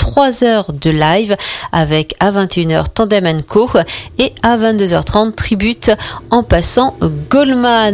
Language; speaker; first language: French; native; French